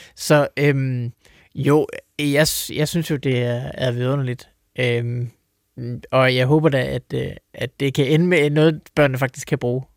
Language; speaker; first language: Danish; native; Danish